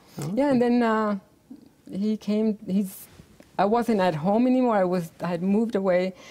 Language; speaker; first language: English; native; English